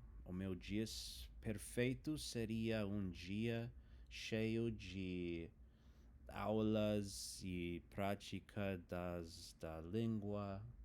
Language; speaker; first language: Portuguese; non-native, fluent; English